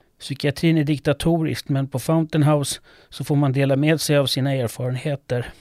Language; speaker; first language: Swedish; non-native, fluent; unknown